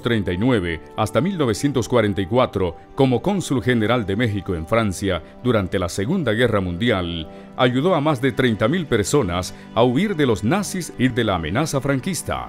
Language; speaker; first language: Spanish; native; Spanish